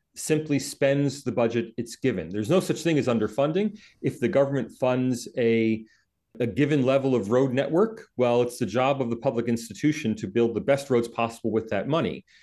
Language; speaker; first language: English; native; English